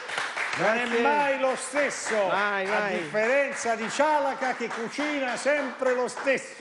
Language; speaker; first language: Italian; native; Italian